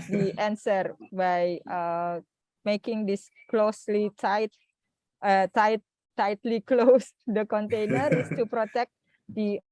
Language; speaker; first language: English; non-native, fluent; Indonesian